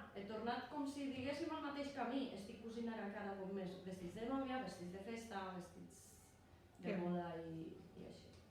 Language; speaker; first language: Catalan; non-native, fluent; Polish